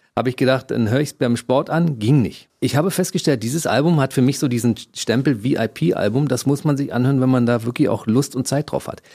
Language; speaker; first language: German; native; German